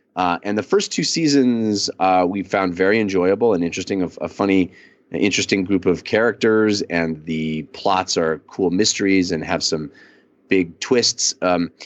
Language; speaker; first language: English; early bilingual, other home language; Italian